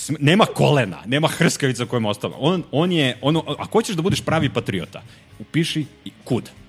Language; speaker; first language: Serbian; native; Serbian